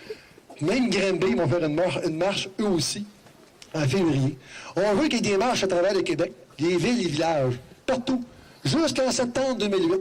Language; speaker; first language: French; native; French